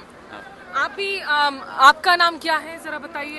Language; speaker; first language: Hindi; native; Hindi